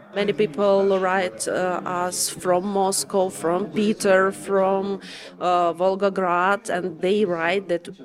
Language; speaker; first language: English; non-native, fluent; Ukrainian